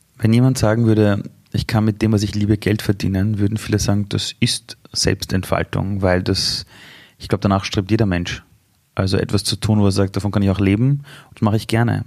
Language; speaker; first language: German; early bilingual, other home language; Persian